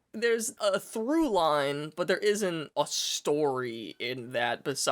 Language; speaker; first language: English; native; English